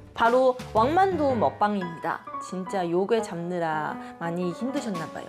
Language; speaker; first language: Korean; non-native, fluent; Chinese